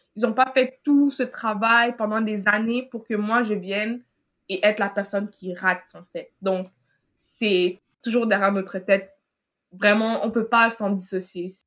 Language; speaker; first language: French; early bilingual, other home language; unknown